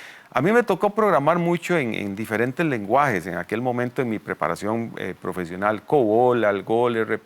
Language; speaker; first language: Spanish; native; Spanish